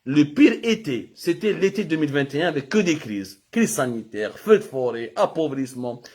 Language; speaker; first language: French; non-native, local second language; Arabic